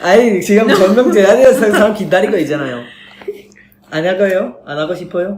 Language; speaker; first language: Korean; non-native, fluent; Urdu